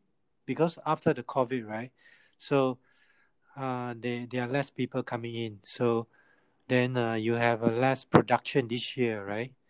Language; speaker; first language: English; non-native, learner; Catalan